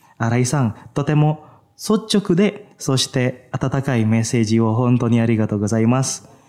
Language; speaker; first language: Japanese; non-native, fluent; Indonesian